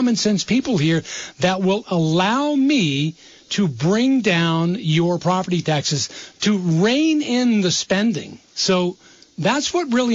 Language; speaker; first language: English; native; English